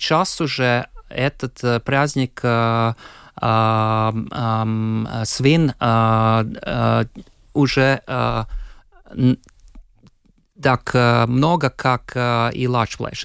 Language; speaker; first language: Russian; non-native, local second language; Latvian